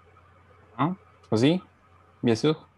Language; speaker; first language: French; non-native, learner; Spanish